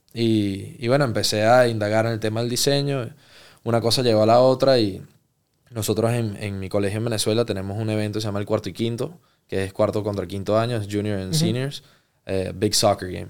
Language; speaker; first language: Spanish; early bilingual, heritage; Spanish